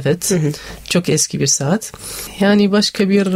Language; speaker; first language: Turkish; non-native, learner; Arabic